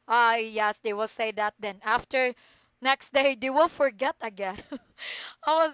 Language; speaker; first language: English; non-native, fluent; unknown